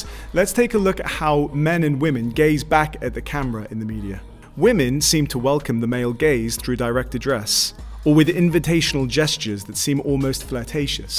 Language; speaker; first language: English; native; English